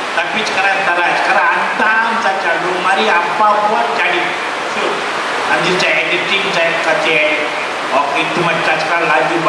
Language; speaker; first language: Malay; non-native, local second language; Tamil